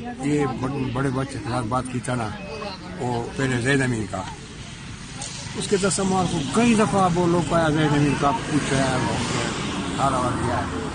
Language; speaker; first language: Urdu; non-native, local second language; Pashto